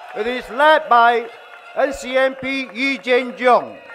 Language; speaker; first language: English; non-native, local second language; Min Nan Chinese